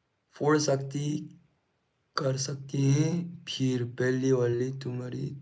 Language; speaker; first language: Hindi; non-native, learner; Korean